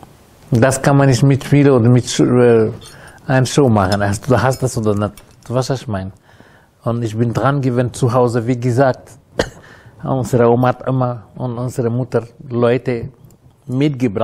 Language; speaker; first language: German; non-native, learner; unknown